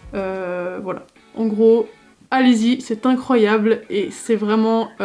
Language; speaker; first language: French; native; French